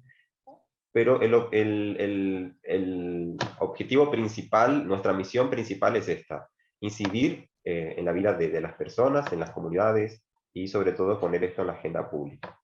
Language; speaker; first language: Spanish; native; Spanish